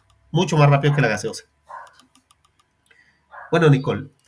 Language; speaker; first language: Spanish; native; Spanish